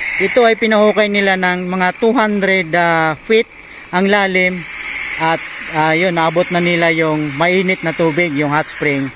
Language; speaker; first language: Filipino; non-native, local second language; Cebuano